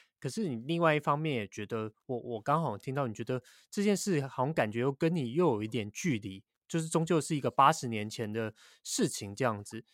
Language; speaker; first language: Chinese; native; Chinese